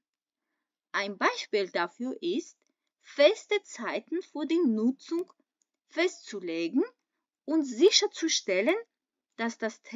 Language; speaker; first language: German; non-native, fluent; Armenian